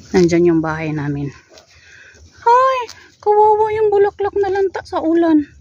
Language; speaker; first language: Filipino; non-native, local second language; Cebuano